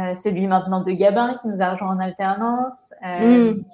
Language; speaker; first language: French; native; French